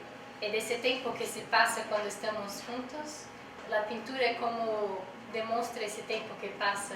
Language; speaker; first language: Spanish; non-native, learner; Portuguese